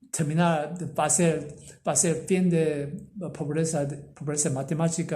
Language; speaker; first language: Portuguese; non-native, learner; Korean